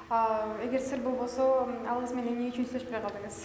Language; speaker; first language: Kyrgyz; native; Kyrgyz